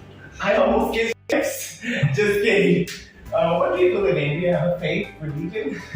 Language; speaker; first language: English; non-native, fluent; Portuguese